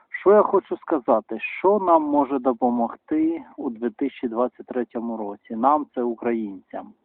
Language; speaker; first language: Ukrainian; non-native, local second language; Russian